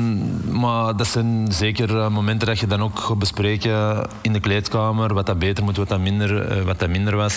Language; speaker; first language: Dutch; native; Dutch